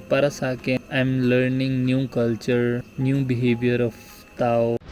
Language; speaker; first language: Filipino; non-native, learner; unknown